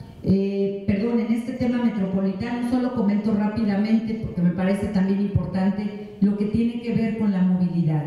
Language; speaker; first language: Spanish; native; Spanish